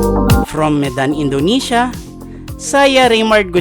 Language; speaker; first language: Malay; non-native, learner; Filipino